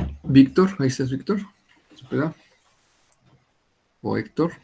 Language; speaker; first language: Spanish; native; Spanish